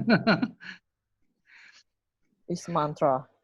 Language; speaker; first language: English; non-native, fluent; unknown